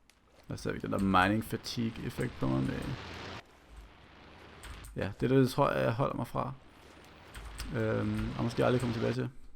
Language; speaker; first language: Danish; native; Danish